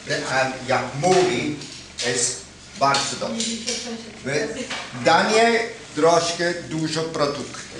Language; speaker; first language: Polish; non-native, learner; German